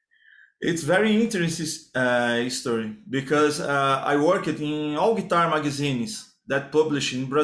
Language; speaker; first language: English; non-native, learner; Portuguese